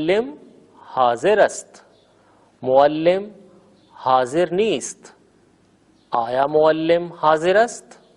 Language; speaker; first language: Persian; non-native, fluent; Urdu